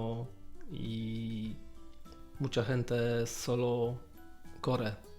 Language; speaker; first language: Spanish; non-native, learner; Polish